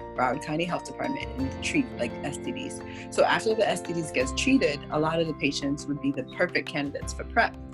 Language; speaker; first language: English; non-native, fluent; Haitian Creole